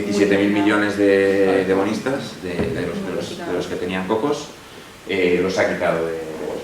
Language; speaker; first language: Spanish; native; Spanish